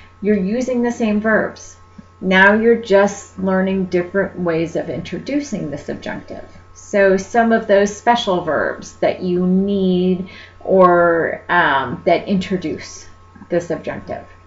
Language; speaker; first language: English; native; English